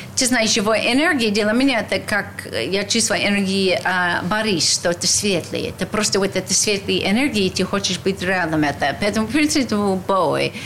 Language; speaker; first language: Russian; non-native, learner; English